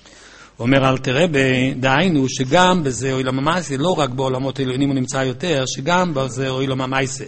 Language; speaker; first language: Hebrew; native; Hebrew